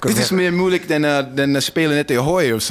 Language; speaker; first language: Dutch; non-native, learner; English